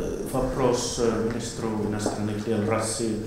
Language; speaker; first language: Russian; non-native, fluent; Finnish